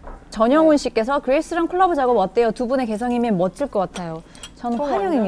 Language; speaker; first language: Korean; native; Korean